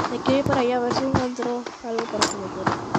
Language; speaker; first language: Spanish; native; Spanish